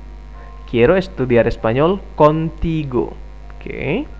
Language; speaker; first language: Spanish; non-native, fluent; Indonesian